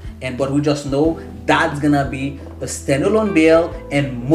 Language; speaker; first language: English; non-native, fluent; Haitian Creole